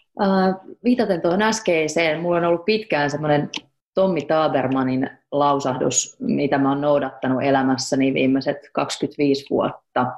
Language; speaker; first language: Finnish; native; Finnish